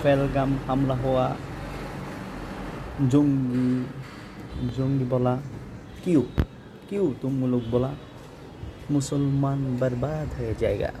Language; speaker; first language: Hindi; non-native, learner; Bangla